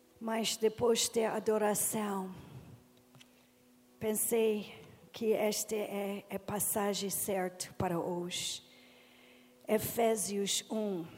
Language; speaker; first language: Portuguese; non-native, learner; English